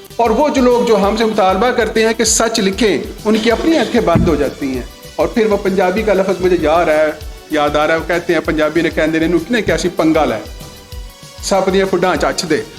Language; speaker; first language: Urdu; non-native, local second language; Punjabi